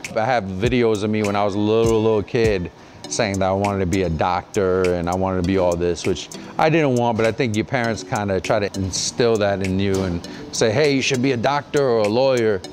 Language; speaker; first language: English; native; English